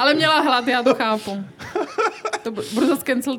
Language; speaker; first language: Czech; native; Czech